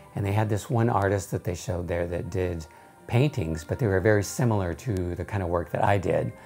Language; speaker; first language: English; native; English